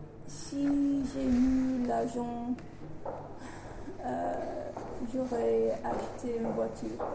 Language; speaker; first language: French; non-native, learner; English